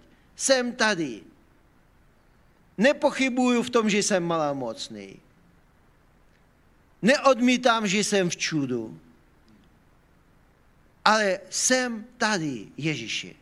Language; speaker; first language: Czech; non-native, fluent; Ukrainian